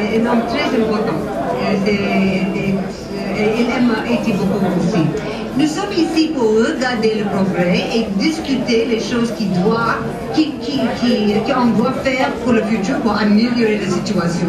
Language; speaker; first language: French; non-native, learner; English